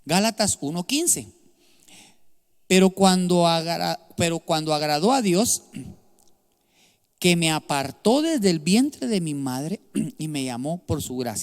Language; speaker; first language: Spanish; native; Spanish